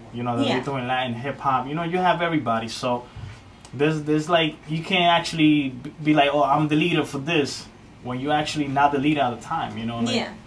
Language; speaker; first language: English; native; English